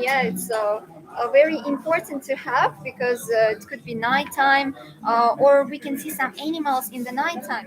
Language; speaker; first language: English; non-native, fluent; Russian